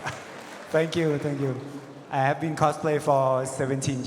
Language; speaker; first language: English; non-native, learner; Thai